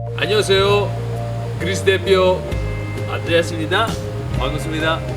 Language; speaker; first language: Korean; non-native, learner; Greek